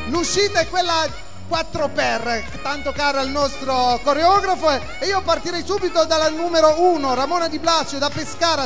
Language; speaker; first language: Italian; native; Italian